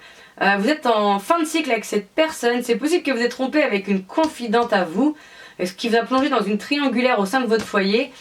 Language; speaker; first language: French; native; French